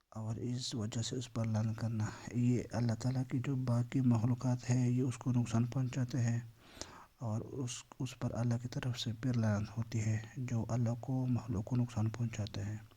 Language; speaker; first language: Urdu; non-native, local second language; Pashto